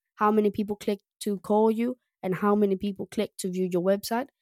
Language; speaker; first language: English; non-native, fluent; Greek